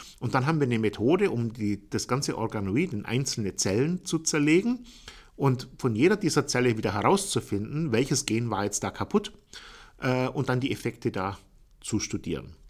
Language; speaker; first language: German; native; German